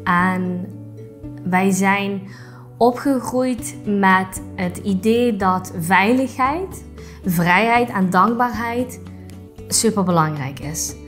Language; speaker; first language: Dutch; early bilingual, other home language; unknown